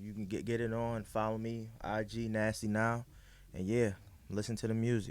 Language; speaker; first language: English; native; English